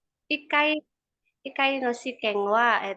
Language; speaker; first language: Japanese; non-native, learner; Indonesian